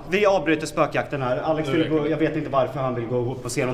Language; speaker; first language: Swedish; native; Swedish